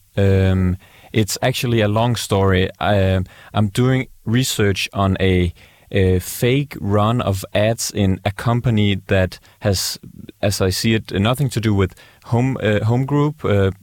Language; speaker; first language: English; non-native, fluent; Danish